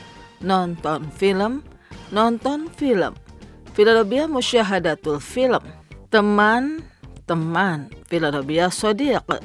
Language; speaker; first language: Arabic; non-native, fluent; Indonesian